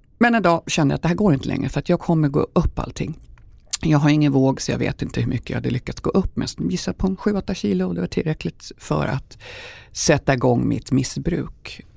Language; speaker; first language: Swedish; native; Swedish